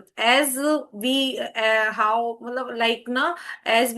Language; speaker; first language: English; non-native, fluent; Hindi